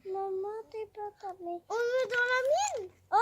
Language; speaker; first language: French; native; French